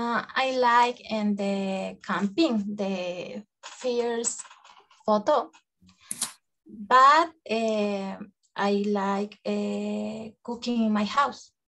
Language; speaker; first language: English; non-native, learner; Spanish